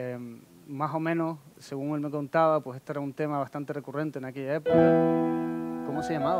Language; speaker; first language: Spanish; native; Spanish